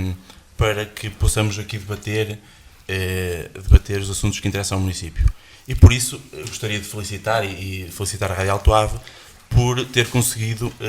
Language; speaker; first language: Portuguese; native; Portuguese